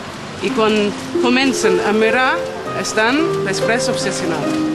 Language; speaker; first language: Catalan; non-native, learner; English